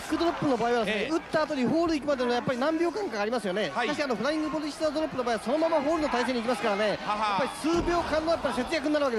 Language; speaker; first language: Japanese; native; Japanese